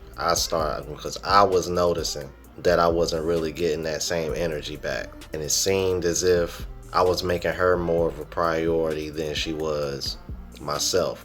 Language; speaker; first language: English; native; English